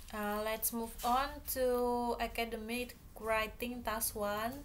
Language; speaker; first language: English; non-native, fluent; Javanese